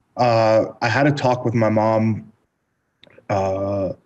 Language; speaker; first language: English; native; English